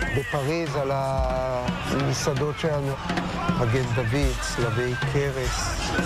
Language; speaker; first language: Hebrew; native; Hebrew